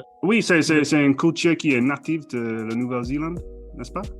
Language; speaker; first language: French; non-native, fluent; English